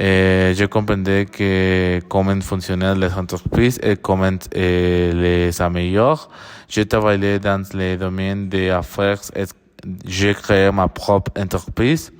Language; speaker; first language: French; non-native, learner; Spanish